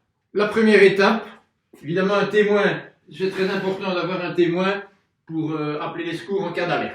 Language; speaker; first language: French; native; French